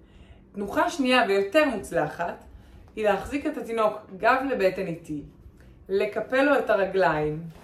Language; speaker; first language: Hebrew; native; Hebrew